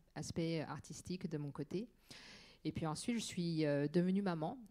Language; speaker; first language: French; native; French